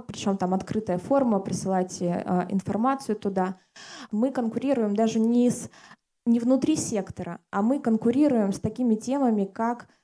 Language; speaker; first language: Russian; native; Russian